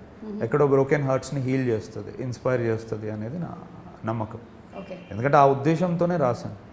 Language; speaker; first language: Telugu; native; Telugu